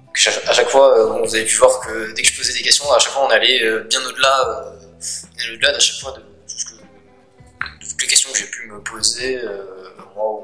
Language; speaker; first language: French; native; French